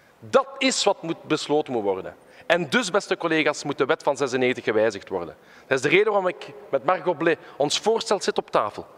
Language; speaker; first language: Dutch; non-native, local second language; French